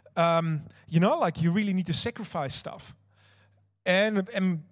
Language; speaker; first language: English; non-native, fluent; Dutch